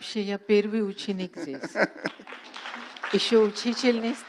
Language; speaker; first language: Russian; non-native, learner; Hindi